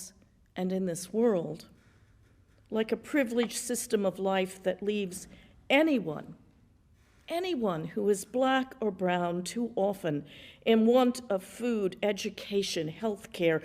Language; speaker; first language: English; native; English